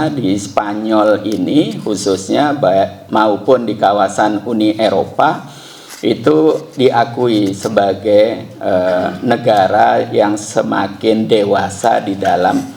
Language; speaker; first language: Indonesian; native; Indonesian